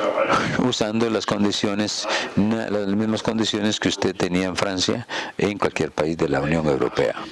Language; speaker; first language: Spanish; non-native, fluent; German